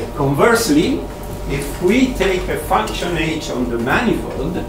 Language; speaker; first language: English; non-native, fluent; Italian